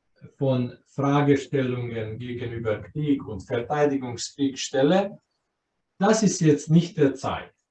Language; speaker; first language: German; non-native, fluent; Croatian